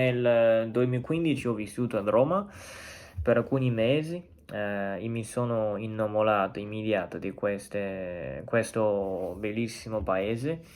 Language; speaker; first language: Italian; non-native, learner; Chinese